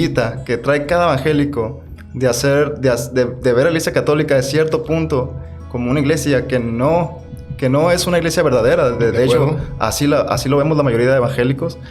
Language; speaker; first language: Spanish; native; Spanish